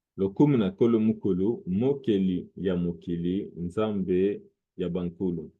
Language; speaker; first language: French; non-native, local second language; Lingala